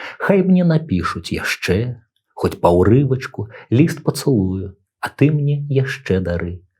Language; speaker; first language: Belarusian; native; Belarusian